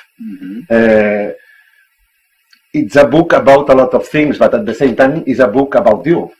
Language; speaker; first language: English; non-native, learner; Italian